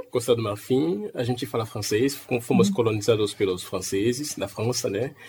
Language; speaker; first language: Portuguese; non-native, fluent; French